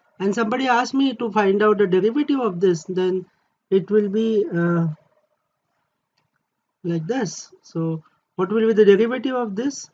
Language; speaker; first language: English; non-native, local second language; Marathi